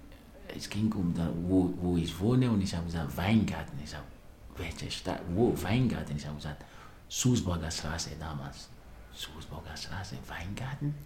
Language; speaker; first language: German; non-native, fluent; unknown